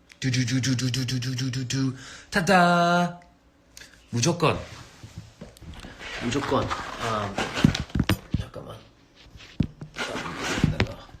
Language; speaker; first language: Korean; non-native, fluent; English